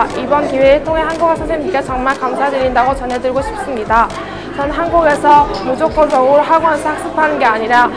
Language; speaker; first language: Korean; non-native, fluent; Mongolian